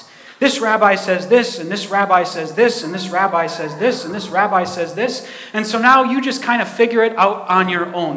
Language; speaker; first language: English; native; English